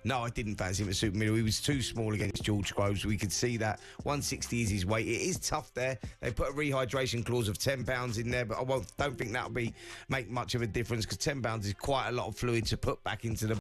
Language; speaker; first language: English; native; English